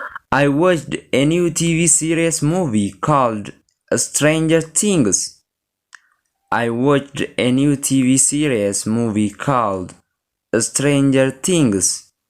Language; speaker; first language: English; non-native, local second language; Oromo